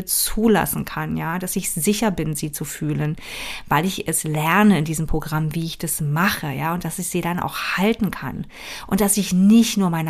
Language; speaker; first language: German; native; German